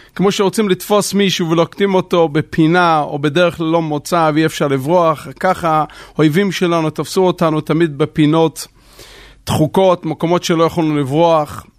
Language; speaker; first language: Hebrew; non-native, local second language; Yiddish